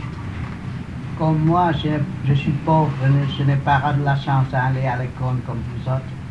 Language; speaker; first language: French; non-native, learner; Vietnamese